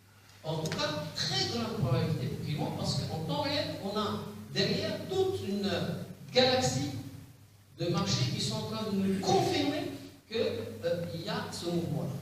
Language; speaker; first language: French; non-native, local second language; Arabic